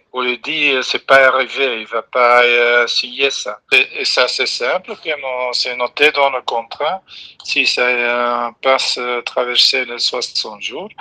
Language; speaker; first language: French; non-native, local second language; Dutch